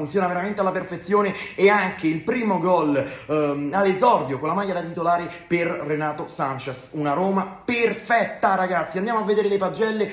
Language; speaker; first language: Italian; native; Italian